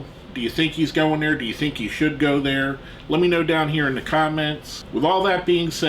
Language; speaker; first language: English; native; English